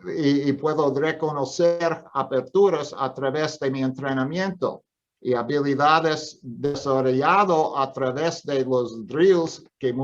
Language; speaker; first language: Spanish; non-native, fluent; English